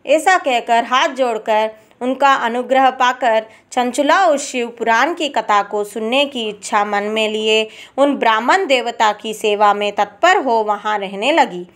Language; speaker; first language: Hindi; non-native, local second language; Telugu